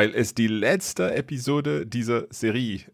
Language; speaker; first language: German; non-native, fluent; English